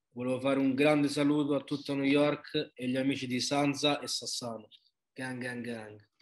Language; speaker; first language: Italian; native; Italian